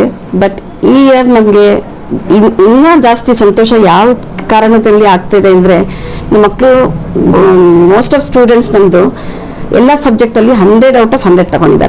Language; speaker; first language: Kannada; non-native, local second language; Urdu